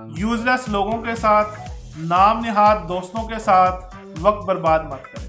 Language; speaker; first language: Urdu; non-native, local second language; Punjabi